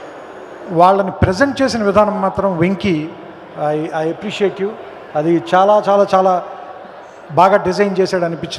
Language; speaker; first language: Telugu; native; Telugu